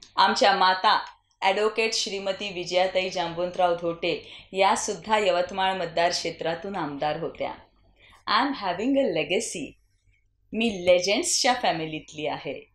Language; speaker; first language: Marathi; native; Marathi